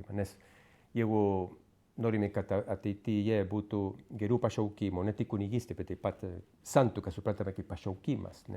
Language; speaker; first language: Lithuanian; non-native, fluent; Spanish